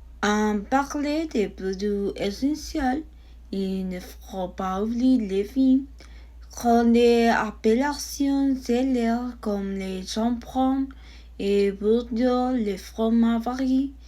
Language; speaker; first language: French; non-native, learner; Spanish